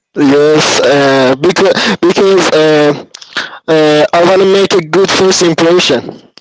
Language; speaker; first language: English; non-native, learner; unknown